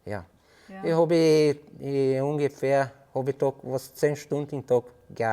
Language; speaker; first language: German; early bilingual, heritage; German